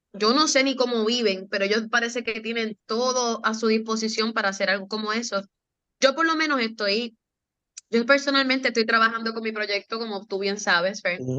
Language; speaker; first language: Spanish; native; Spanish